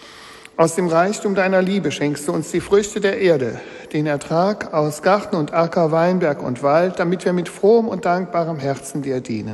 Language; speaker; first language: German; native; German